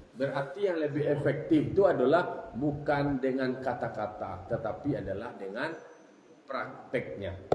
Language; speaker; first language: Malay; non-native, local second language; Minangkabau